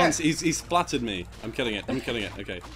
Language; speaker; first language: English; native; English